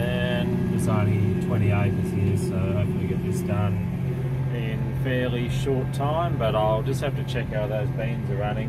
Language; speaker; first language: English; native; English